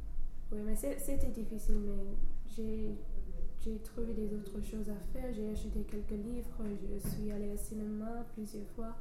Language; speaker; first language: French; non-native, fluent; English